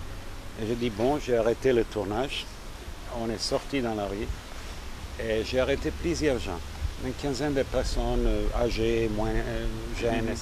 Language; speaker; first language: French; non-native, fluent; Serbian